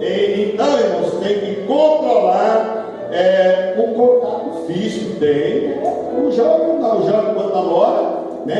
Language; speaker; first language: Portuguese; native; Portuguese